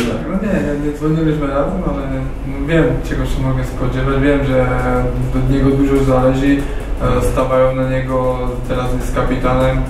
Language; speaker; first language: Polish; non-native, fluent; Slovak